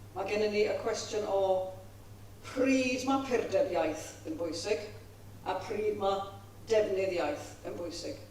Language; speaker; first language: Welsh; non-native, fluent; English